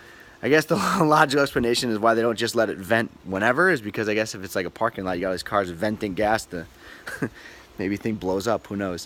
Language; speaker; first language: English; native; English